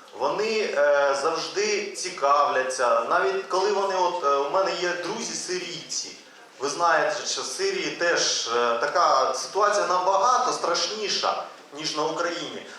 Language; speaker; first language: Ukrainian; non-native, local second language; Russian